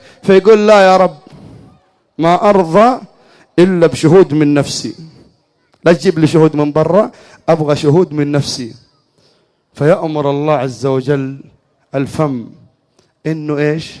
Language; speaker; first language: Arabic; native; Arabic